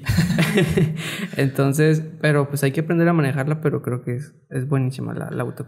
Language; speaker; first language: Spanish; native; Spanish